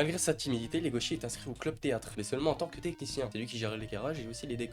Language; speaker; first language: French; native; French